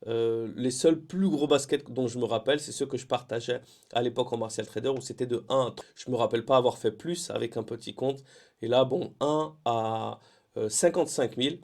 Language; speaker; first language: French; native; French